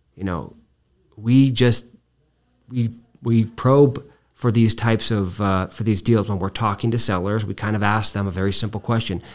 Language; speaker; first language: English; native; English